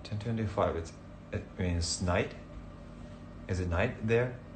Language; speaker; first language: English; non-native, learner; Japanese